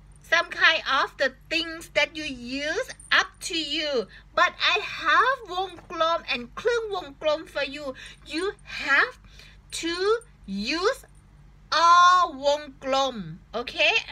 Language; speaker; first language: English; non-native, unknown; Thai